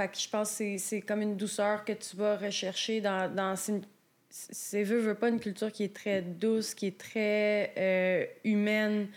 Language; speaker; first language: French; native; French